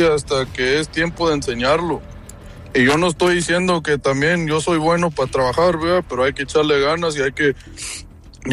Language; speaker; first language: Spanish; early bilingual, heritage; Spanish